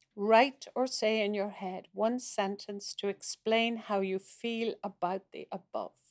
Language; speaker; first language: English; native; English